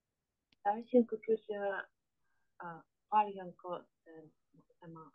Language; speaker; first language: Finnish; non-native, learner; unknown